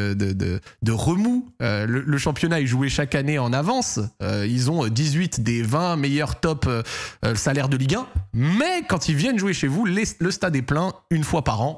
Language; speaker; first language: French; native; French